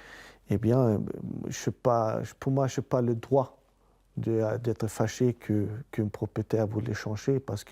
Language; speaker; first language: French; non-native, fluent; Swedish